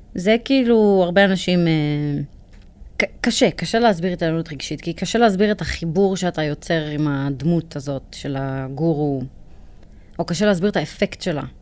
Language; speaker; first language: Hebrew; native; Hebrew